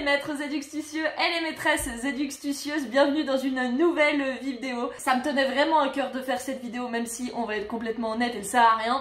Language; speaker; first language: French; native; French